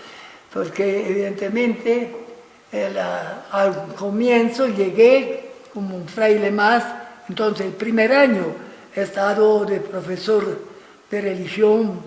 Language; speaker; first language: Spanish; non-native, fluent; Italian